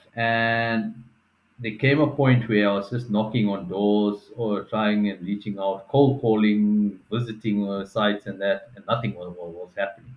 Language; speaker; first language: English; native; English